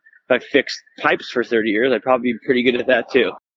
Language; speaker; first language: English; native; English